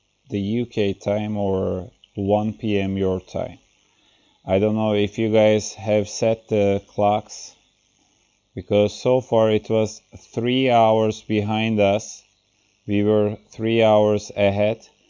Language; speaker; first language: English; non-native, fluent; Turkish